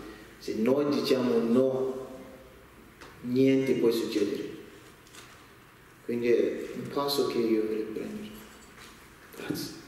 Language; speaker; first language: Italian; non-native, learner; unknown